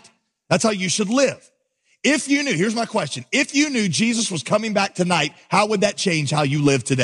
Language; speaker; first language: English; native; English